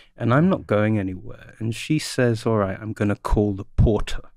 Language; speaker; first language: English; native; English